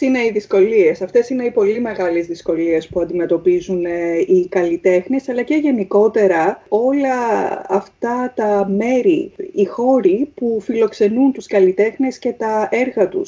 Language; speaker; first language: Greek; native; Greek